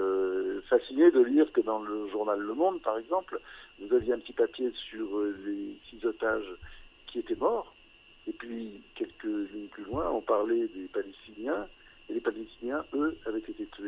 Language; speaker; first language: French; native; French